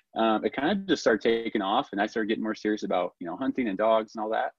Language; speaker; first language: English; native; English